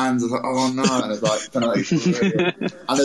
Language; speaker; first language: English; native; English